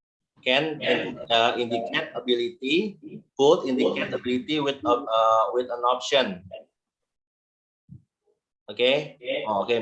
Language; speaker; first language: English; non-native, learner; Indonesian